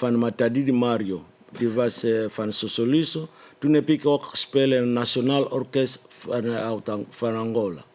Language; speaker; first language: Dutch; non-native, fluent; Lingala